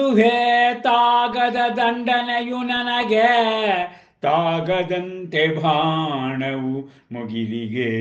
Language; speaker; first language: Kannada; native; Kannada